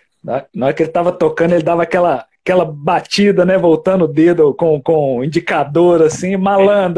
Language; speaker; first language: Portuguese; native; Portuguese